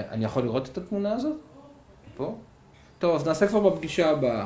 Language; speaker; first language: Hebrew; native; Hebrew